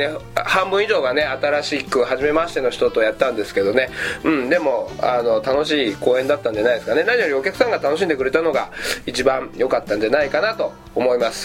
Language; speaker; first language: Japanese; native; Japanese